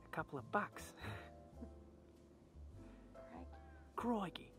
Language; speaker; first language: English; native; English